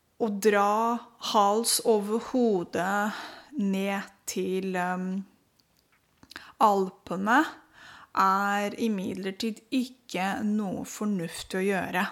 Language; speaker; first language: Norwegian; non-native, fluent; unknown